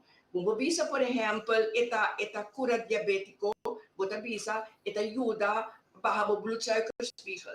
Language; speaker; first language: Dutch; non-native, local second language; Papiamento